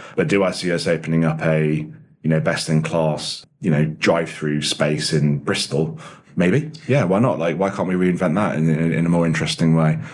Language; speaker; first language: English; native; English